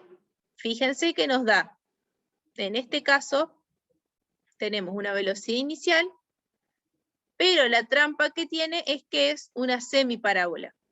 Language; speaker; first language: Spanish; native; Spanish